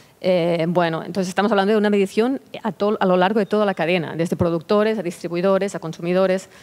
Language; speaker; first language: Spanish; non-native, local second language; Catalan